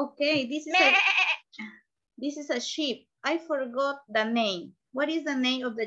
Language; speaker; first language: English; non-native, learner; Spanish